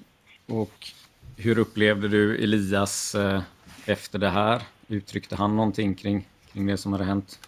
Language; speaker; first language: Swedish; native; Swedish